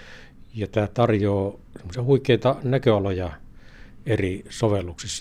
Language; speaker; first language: Finnish; native; Finnish